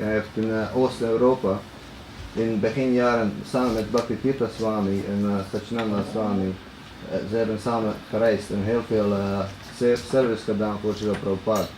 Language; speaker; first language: Dutch; non-native, fluent; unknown